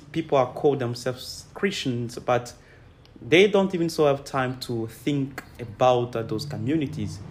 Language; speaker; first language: English; non-native, fluent; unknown